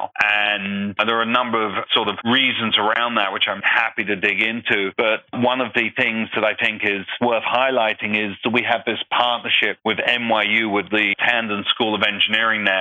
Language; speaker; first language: English; native; English